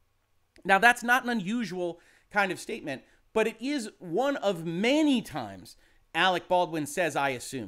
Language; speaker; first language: English; native; English